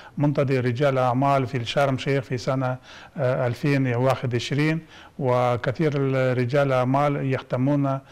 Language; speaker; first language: Arabic; non-native, fluent; Kazakh